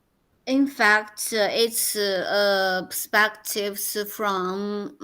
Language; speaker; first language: English; non-native, learner; Chinese